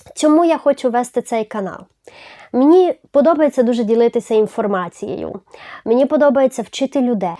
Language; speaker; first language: Ukrainian; non-native, local second language; Hungarian